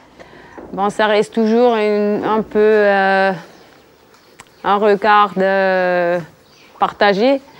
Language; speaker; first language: French; non-native, local second language; Swiss German